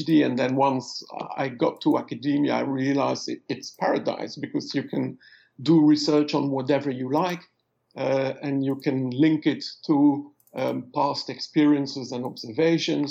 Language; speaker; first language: English; non-native, fluent; French